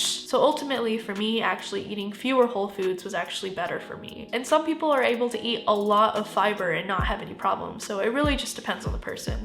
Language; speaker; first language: English; native; English